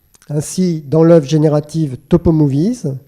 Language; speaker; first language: French; native; French